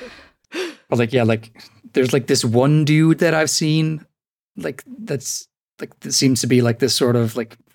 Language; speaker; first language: English; non-native, fluent; Icelandic